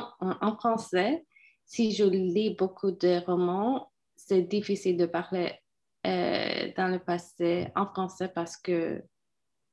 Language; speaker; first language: French; non-native, fluent; Turkish